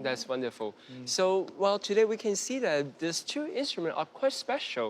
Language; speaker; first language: English; non-native, fluent; Chinese